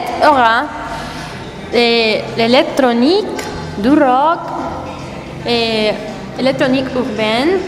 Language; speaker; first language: French; non-native, learner; Spanish